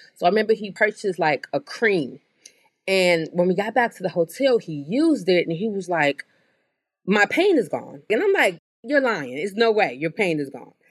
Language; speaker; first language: English; native; English